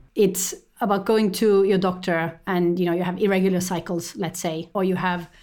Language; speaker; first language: English; non-native, fluent; Estonian